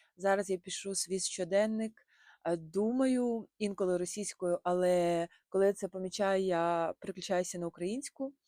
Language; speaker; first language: Ukrainian; non-native, local second language; Russian